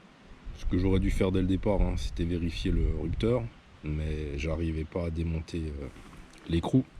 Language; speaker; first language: French; native; French